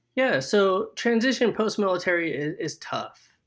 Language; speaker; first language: English; native; English